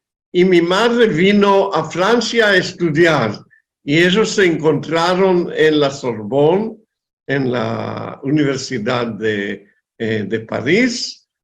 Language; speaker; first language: Spanish; non-native, fluent; Hebrew